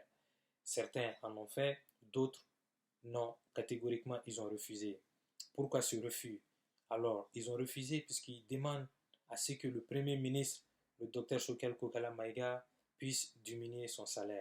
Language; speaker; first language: French; non-native, local second language; Bambara